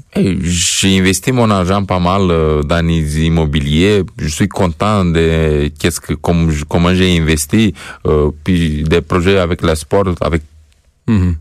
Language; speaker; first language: French; non-native, fluent; Romanian